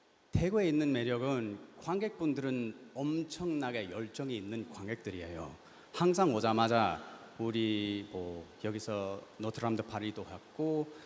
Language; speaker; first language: Korean; early bilingual, heritage; English